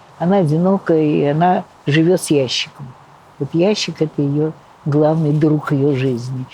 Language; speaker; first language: Russian; native; Russian